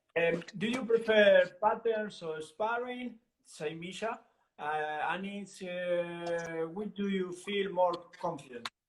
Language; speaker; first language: English; non-native, learner; Italian